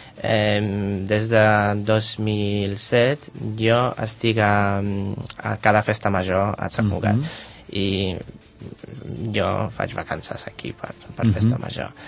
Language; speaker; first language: Catalan; non-native, learner; Polish